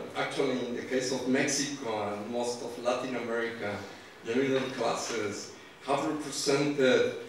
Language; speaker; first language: English; non-native, fluent; Spanish